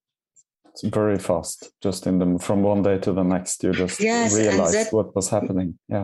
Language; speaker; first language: English; non-native, fluent; Norwegian